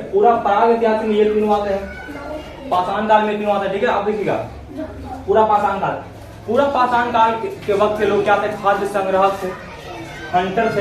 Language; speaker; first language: Hindi; native; Hindi